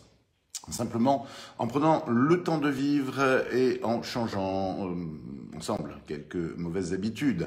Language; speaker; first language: French; native; French